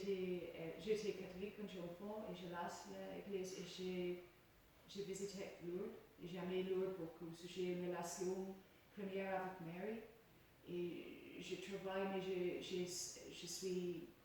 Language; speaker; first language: French; non-native, learner; English